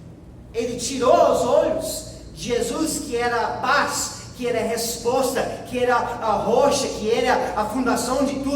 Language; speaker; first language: Portuguese; non-native, fluent; English